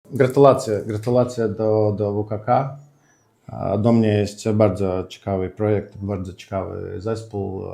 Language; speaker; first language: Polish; non-native, learner; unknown